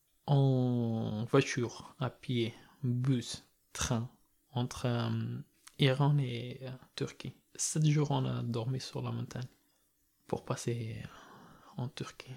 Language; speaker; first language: French; non-native, learner; Persian